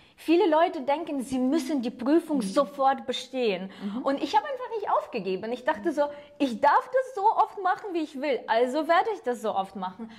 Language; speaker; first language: German; non-native, fluent; Ukrainian